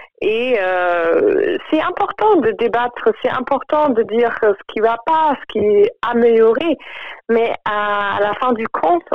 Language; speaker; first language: French; non-native, fluent; German